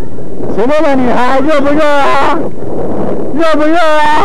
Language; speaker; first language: Chinese; native; Chinese